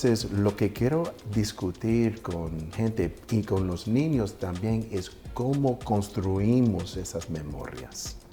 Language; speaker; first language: Spanish; early bilingual, heritage; Spanish